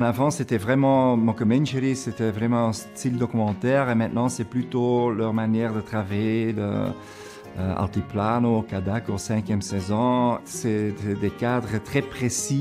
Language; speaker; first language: French; non-native, local second language; Dutch